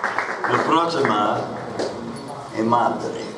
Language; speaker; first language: Italian; non-native, learner; English